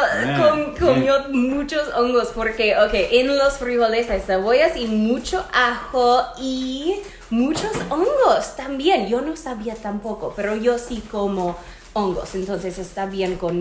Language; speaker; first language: Spanish; non-native, fluent; English